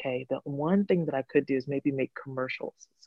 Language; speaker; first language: English; native; English